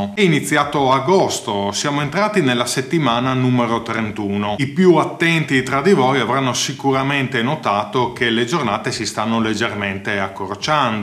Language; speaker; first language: Italian; native; Italian